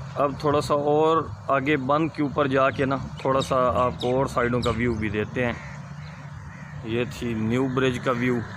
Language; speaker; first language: Urdu; non-native, local second language; Punjabi